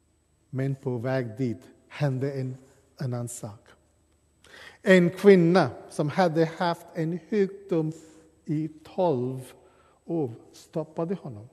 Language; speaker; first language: Swedish; non-native, fluent; English